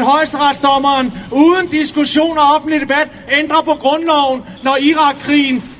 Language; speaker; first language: Danish; native; Danish